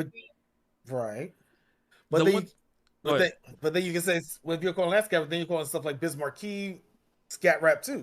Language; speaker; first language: English; native; English